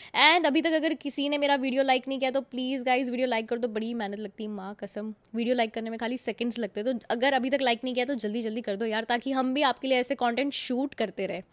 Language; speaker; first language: Hindi; non-native, local second language; Gujarati